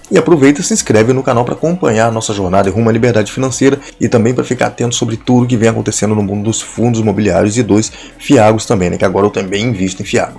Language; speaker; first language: Portuguese; native; Portuguese